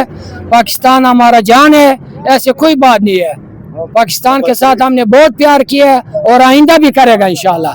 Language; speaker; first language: Hindi; non-native, learner; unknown